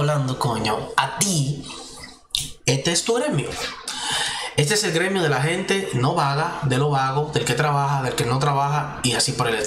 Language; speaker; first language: Spanish; native; Spanish